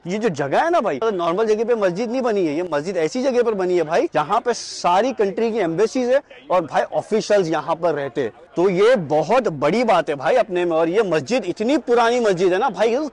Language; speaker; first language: Hindi; non-native, local second language; Urdu